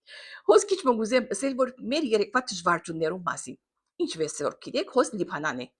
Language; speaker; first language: Armenian; early bilingual, heritage; Armenian